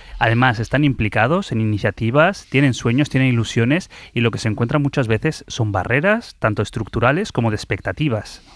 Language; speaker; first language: Spanish; early bilingual, other home language; Arabic